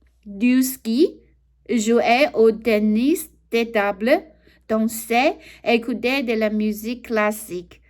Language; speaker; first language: French; non-native, learner; Chinese